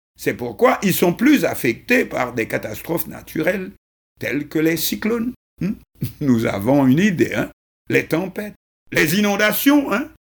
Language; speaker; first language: French; non-native, local second language; Haitian Creole